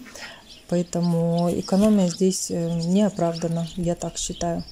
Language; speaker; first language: Russian; native; Russian